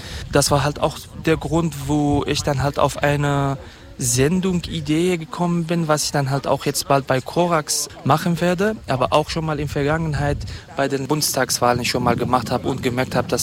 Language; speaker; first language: German; non-native, fluent; Kurdish